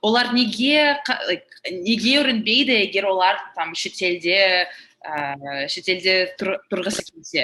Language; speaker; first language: Kazakh; non-native, learner; English